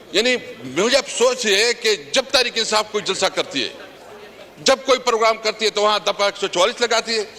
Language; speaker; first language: Urdu; non-native, local second language; Pashto